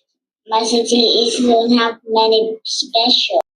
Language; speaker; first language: English; non-native, learner; Vietnamese